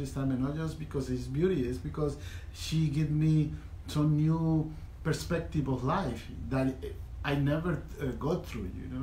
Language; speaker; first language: English; non-native, fluent; Spanish